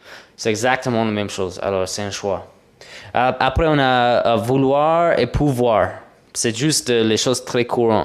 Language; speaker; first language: French; non-native, fluent; English